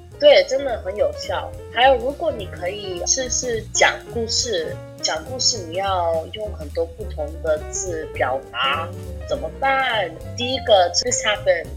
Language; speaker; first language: Chinese; early bilingual, heritage; English